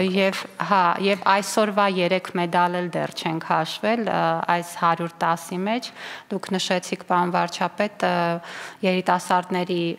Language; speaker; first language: Armenian; native; Armenian